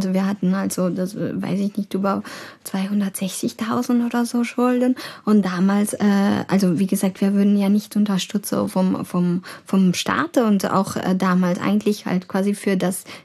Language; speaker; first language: German; early bilingual, heritage; German